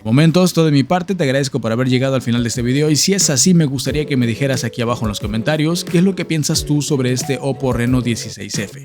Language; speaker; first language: Spanish; native; Spanish